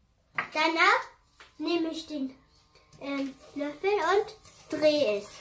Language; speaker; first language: German; non-native, fluent; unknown